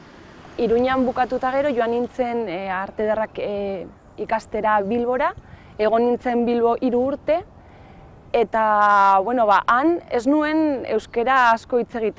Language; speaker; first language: Basque; non-native, local second language; Spanish